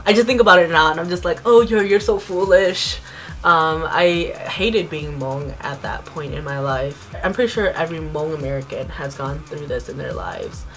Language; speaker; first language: English; early bilingual, other home language; Hmong